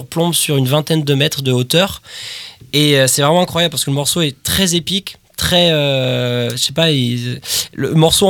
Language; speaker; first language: French; native; French